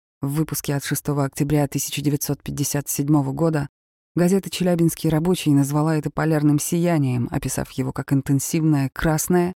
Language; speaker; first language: Russian; native; Russian